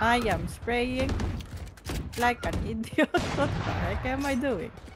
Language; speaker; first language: English; non-native, local second language; Filipino